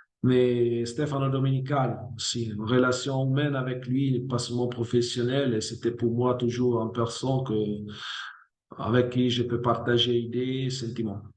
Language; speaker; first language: French; non-native, fluent; Italian